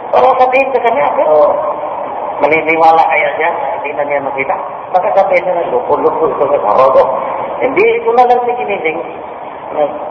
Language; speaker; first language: Filipino; non-native, local second language; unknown